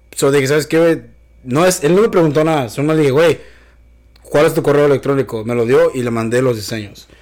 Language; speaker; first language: Spanish; native; Spanish